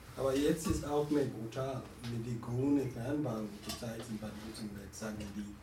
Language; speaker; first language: German; non-native, learner; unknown